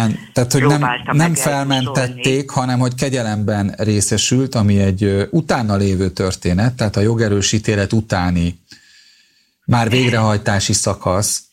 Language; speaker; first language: Hungarian; native; Hungarian